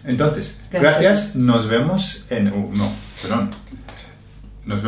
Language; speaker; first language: Spanish; non-native, fluent; English